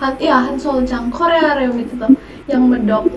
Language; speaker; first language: Indonesian; native; Indonesian